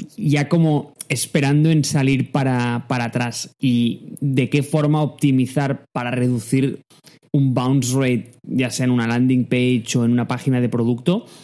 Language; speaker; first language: Spanish; native; Spanish